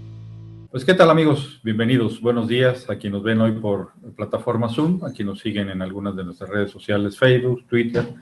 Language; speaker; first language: Spanish; native; Spanish